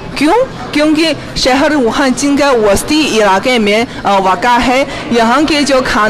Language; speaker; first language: Hindi; non-native, fluent; Chinese